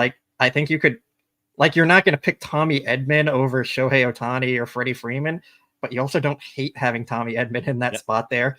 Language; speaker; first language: English; native; English